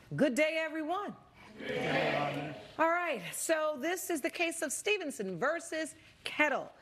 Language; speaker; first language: English; native; English